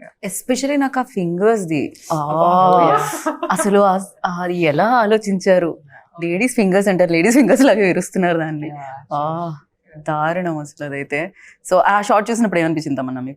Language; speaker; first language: Telugu; native; Telugu